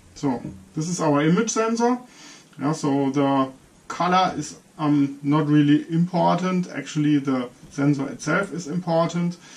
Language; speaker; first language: English; non-native, fluent; German